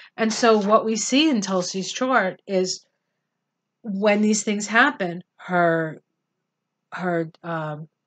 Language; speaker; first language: English; native; English